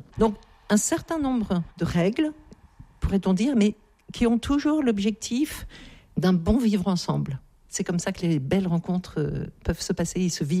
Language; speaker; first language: French; native; French